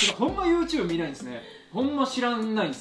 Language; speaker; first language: Japanese; native; Japanese